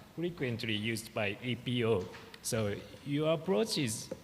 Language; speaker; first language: English; non-native, fluent; Japanese